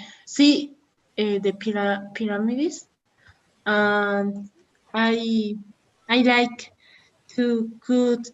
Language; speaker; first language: English; non-native, learner; Spanish